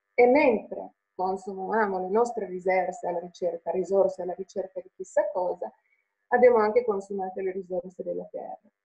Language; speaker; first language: Italian; non-native, fluent; Finnish